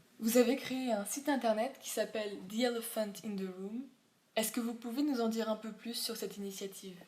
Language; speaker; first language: French; native; French